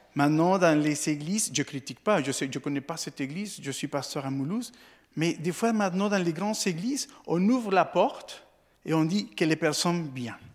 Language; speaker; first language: French; non-native, fluent; Spanish